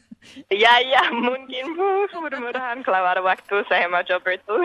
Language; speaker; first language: Indonesian; non-native, learner; English